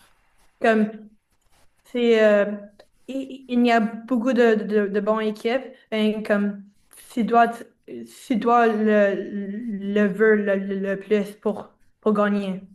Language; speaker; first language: French; non-native, learner; English